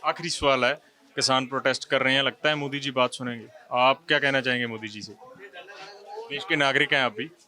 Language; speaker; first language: Hindi; non-native, local second language; Punjabi